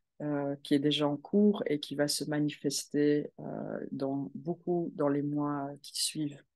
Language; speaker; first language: French; native; French